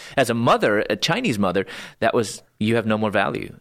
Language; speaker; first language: English; native; English